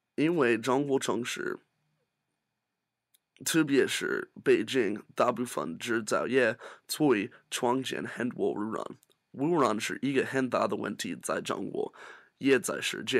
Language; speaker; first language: Chinese; non-native, learner; English